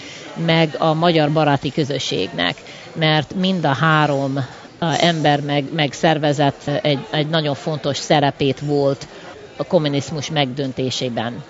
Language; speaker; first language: Hungarian; early bilingual, heritage; Hungarian